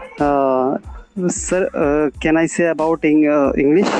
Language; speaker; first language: English; non-native, learner; Hindi